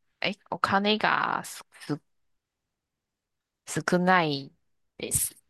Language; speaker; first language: Japanese; non-native, learner; Chinese